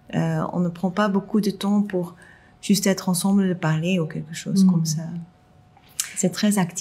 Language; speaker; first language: French; non-native, local second language; Dutch